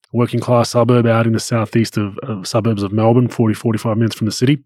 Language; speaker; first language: English; native; English